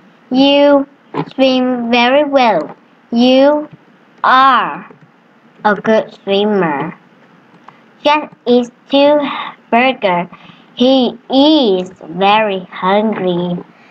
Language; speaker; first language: English; non-native, learner; Vietnamese